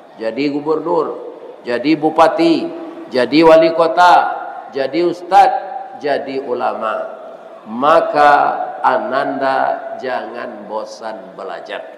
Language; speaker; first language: Malay; non-native, local second language; Minangkabau